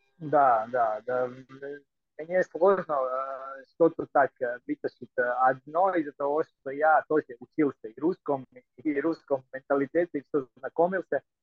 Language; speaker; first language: Russian; non-native, fluent; Croatian